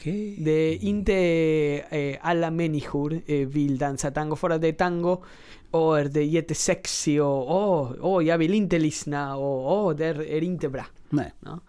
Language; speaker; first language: Swedish; non-native, learner; Spanish